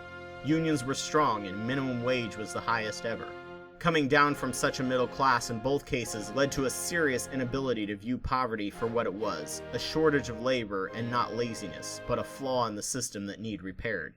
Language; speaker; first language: English; native; English